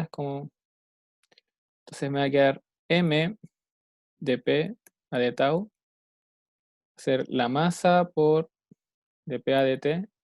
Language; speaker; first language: Spanish; native; Spanish